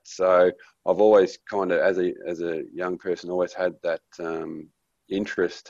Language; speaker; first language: English; native; English